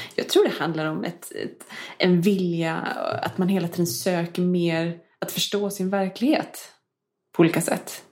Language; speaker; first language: Swedish; native; Swedish